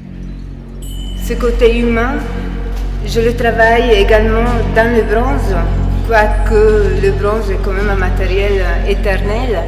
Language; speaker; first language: French; non-native, fluent; Italian